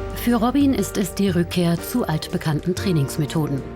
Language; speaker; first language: German; native; German